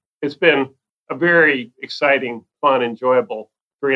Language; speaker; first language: English; native; English